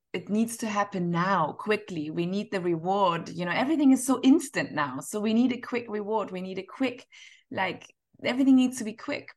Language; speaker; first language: English; non-native, fluent; German